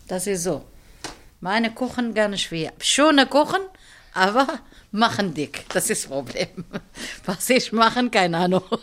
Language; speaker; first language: German; non-native, learner; Arabic